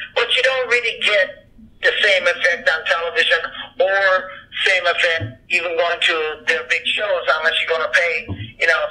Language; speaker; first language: English; early bilingual, other home language; Japanese